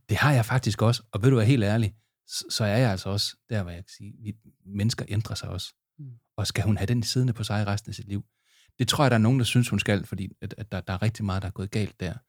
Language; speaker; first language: Danish; native; Danish